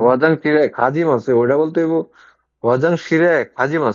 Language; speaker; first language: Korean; non-native, learner; Bangla